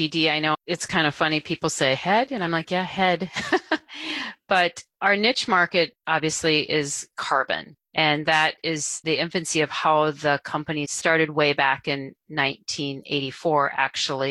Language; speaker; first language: English; native; English